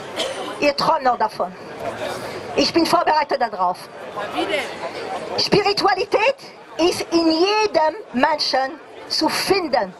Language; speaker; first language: German; non-native, fluent; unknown